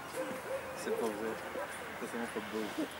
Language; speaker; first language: French; native; French